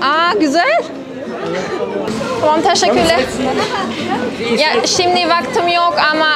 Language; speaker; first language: Turkish; non-native, learner; German